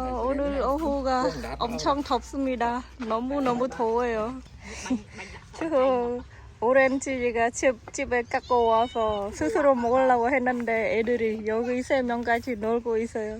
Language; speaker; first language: Korean; non-native, fluent; Khmer